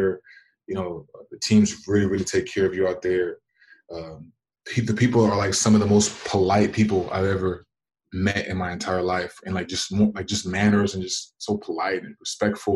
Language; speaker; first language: English; native; English